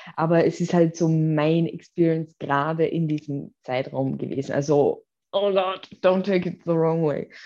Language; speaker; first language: German; native; German